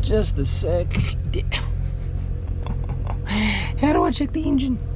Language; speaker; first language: English; native; English